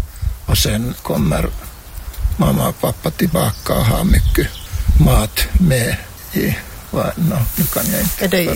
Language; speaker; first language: Swedish; non-native, local second language; Finnish